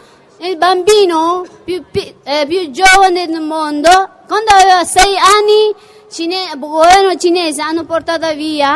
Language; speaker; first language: Italian; non-native, fluent; Tibetan